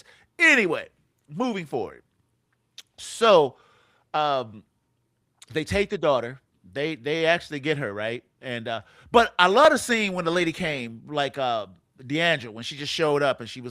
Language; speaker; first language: English; native; English